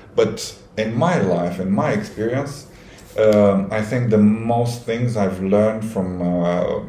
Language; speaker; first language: English; non-native, fluent; Romanian